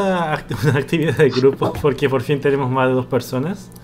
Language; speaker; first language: Spanish; non-native, fluent; Korean